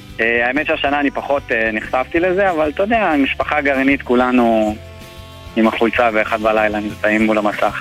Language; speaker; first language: Hebrew; early bilingual, other home language; Spanish